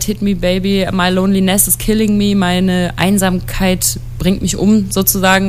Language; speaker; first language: German; native; German